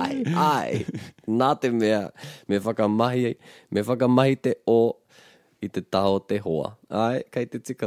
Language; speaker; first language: Māori; non-native, fluent; English